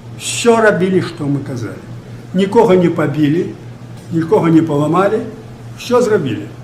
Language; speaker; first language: Belarusian; native; Belarusian